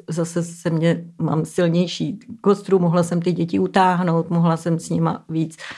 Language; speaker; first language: Czech; native; Czech